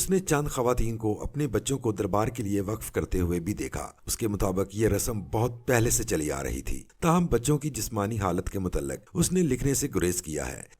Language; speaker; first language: Urdu; native; Urdu